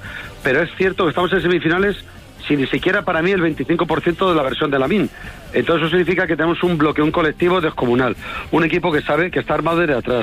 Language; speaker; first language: Spanish; native; Spanish